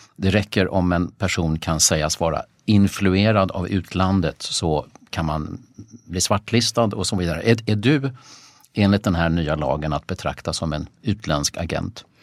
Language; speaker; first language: Swedish; native; Swedish